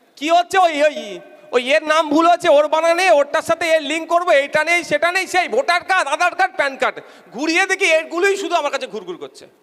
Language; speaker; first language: Bangla; native; Bangla